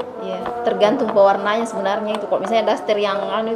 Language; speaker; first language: Indonesian; native; Indonesian